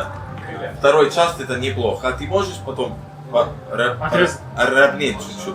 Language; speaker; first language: Russian; non-native, fluent; Italian